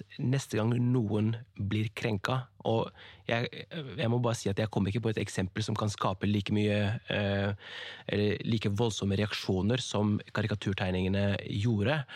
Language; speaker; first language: Norwegian; early bilingual, other home language; Kurdish